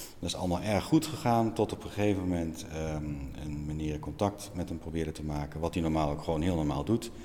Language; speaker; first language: Dutch; native; Dutch